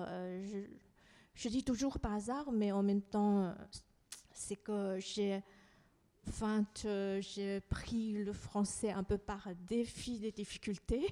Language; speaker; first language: French; non-native, fluent; Chinese